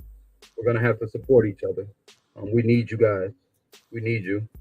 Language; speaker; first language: English; native; English